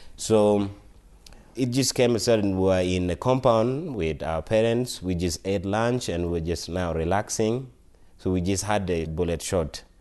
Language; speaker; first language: English; non-native, local second language; Acoli